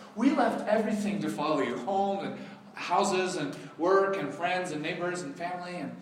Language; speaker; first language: English; early bilingual, heritage; English